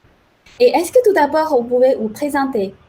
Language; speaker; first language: French; non-native, fluent; Chinese